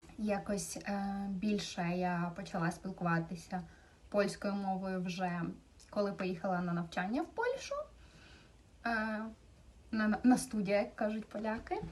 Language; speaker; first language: Ukrainian; native; Ukrainian